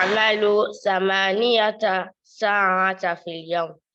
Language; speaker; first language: Arabic; non-native, learner; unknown